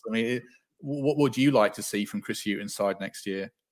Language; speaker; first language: English; native; English